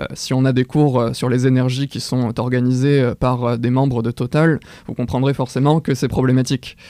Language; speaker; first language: French; native; French